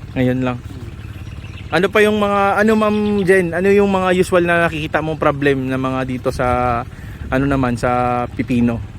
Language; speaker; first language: Filipino; native; Filipino